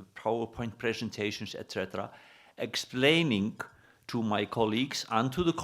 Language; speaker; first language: English; non-native, fluent; Icelandic